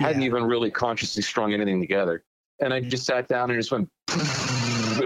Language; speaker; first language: English; native; English